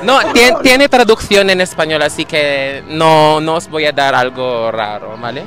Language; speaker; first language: Spanish; non-native, fluent; Filipino